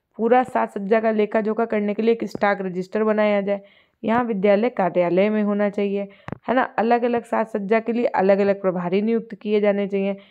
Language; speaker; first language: Hindi; native; Hindi